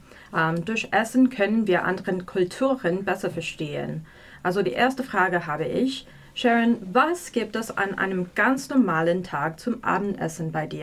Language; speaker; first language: German; non-native, learner; English